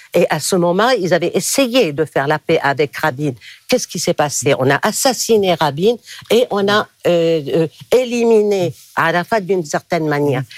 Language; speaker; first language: French; non-native, local second language; Arabic